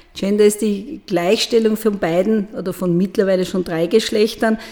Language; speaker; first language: German; native; German